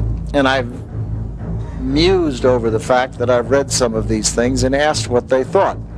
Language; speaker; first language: English; native; English